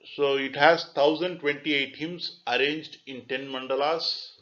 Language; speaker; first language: English; non-native, local second language; Tamil